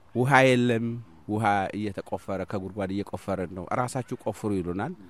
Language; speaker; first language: Amharic; non-native, local second language; Somali